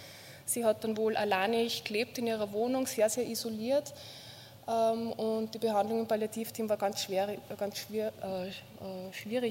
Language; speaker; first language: German; native; German